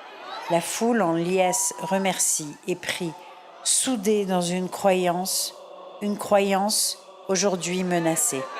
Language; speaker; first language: French; native; French